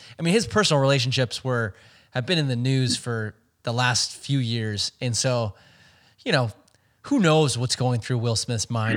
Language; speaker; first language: English; native; English